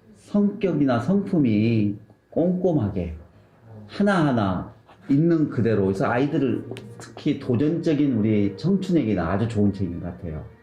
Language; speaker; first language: Korean; native; Korean